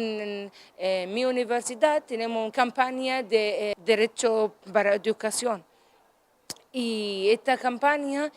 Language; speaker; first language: Spanish; non-native, learner; Arabic